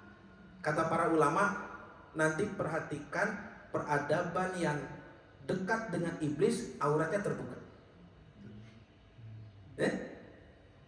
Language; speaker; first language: Indonesian; native; Indonesian